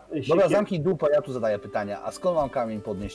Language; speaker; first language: Polish; native; Polish